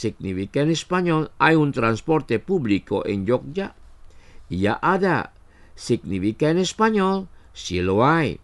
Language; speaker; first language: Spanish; non-native, fluent; Indonesian